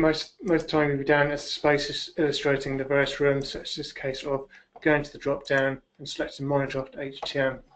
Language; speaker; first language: English; native; English